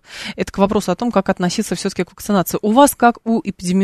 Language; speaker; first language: Russian; native; Russian